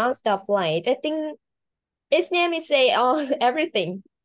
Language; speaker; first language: English; non-native, learner; Vietnamese